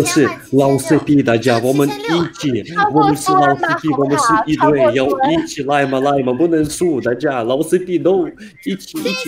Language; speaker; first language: Chinese; non-native, learner; Russian